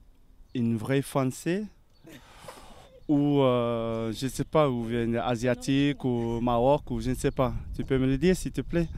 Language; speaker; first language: French; non-native, learner; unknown